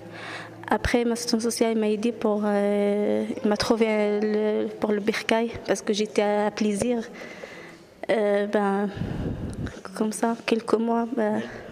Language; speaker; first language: French; non-native, learner; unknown